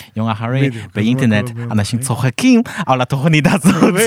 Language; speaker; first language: Hebrew; non-native, fluent; Chinese